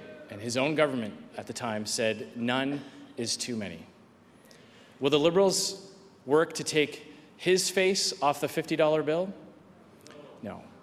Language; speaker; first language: English; native; English